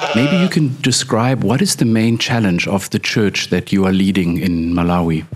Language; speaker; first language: English; early bilingual, other home language; German